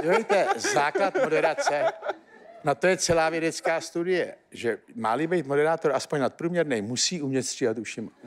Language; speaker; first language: Czech; native; Czech